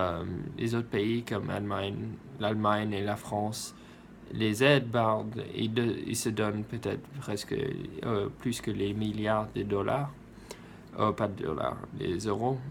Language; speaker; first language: French; non-native, learner; English